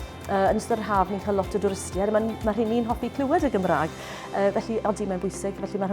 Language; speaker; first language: Welsh; native; Welsh